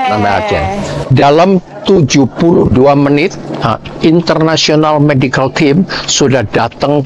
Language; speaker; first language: Indonesian; non-native, learner; Cantonese